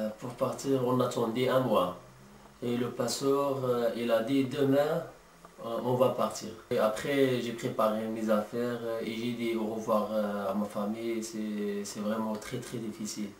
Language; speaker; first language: French; non-native, learner; Arabic